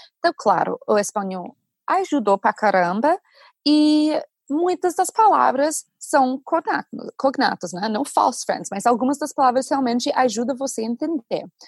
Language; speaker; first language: Portuguese; non-native, fluent; English